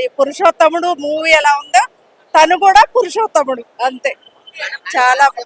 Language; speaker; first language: Telugu; native; Telugu